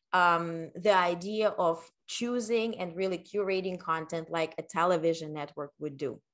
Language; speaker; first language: English; non-native, fluent; Ukrainian